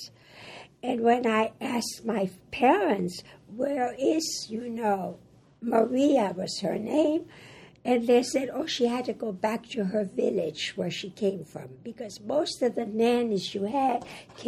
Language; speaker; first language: English; early bilingual, other home language; German